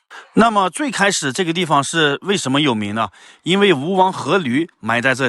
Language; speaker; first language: Chinese; native; Chinese